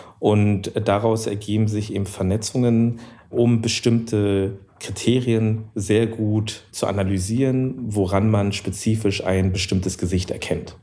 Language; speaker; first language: German; early bilingual, other home language; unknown